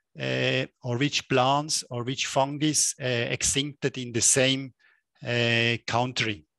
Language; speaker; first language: English; non-native, fluent; German